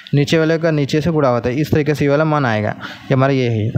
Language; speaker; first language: Hindi; native; Hindi